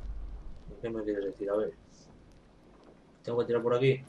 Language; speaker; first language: Spanish; native; Spanish